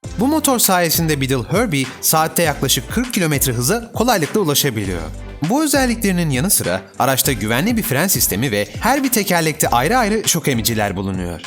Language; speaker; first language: Turkish; native; Turkish